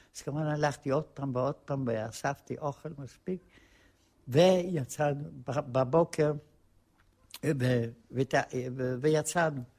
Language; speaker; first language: Hebrew; non-native, fluent; Polish